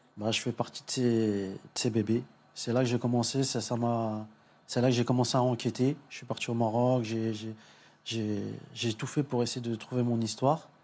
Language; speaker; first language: French; early bilingual, other home language; Arabic